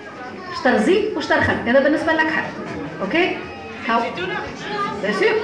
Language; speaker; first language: Arabic; native; Arabic